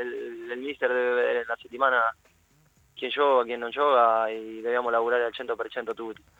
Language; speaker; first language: Italian; non-native, learner; Spanish